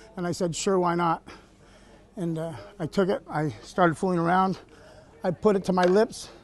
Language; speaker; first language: English; native; English